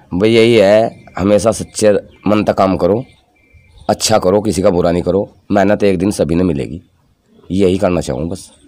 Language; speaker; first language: Hindi; native; Hindi